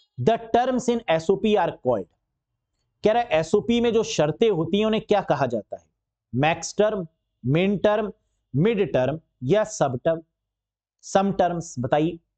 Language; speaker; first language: Hindi; native; Hindi